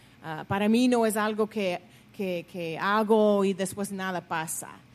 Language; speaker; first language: Spanish; non-native, fluent; English